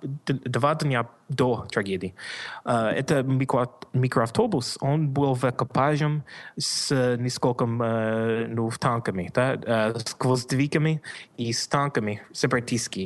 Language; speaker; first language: Russian; non-native, learner; English